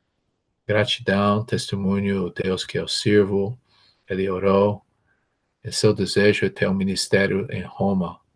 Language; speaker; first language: Portuguese; non-native, fluent; English